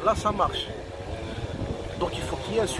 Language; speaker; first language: French; non-native, local second language; Kabyle